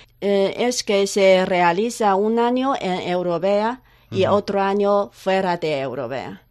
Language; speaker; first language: Spanish; non-native, learner; Chinese